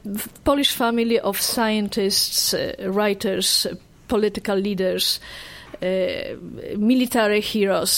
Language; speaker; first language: English; non-native, fluent; Polish